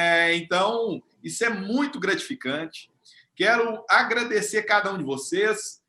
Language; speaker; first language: Portuguese; native; Portuguese